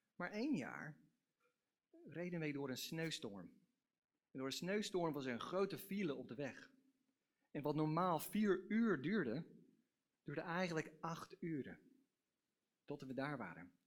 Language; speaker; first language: Dutch; non-native, fluent; English